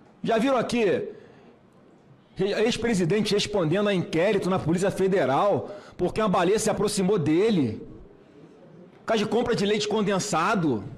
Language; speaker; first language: Portuguese; native; Portuguese